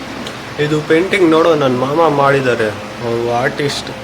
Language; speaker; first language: Kannada; non-native, local second language; Hindi